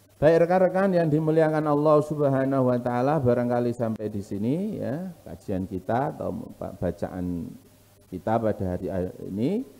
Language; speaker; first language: Indonesian; non-native, local second language; Javanese